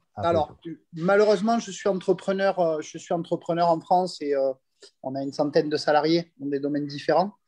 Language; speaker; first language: French; native; French